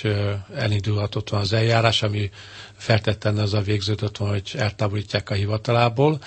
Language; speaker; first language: Hungarian; native; Hungarian